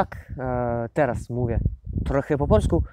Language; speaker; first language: Polish; non-native, learner; French